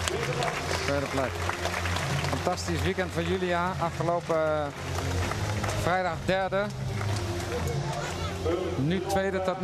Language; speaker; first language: Dutch; native; Dutch